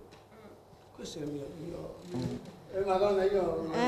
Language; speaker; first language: Italian; non-native, learner; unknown